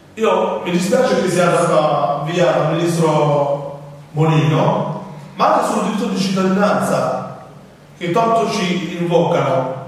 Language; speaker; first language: Italian; non-native, fluent; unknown